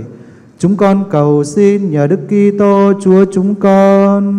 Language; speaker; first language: Vietnamese; native; Vietnamese